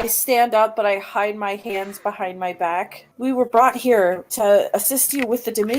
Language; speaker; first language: English; native; English